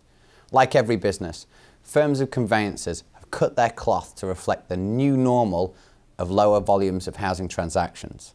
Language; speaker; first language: English; native; English